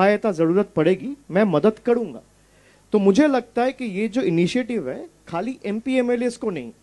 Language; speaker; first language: Hindi; non-native, local second language; Bangla